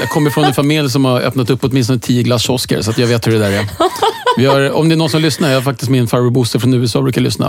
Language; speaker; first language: Swedish; native; Swedish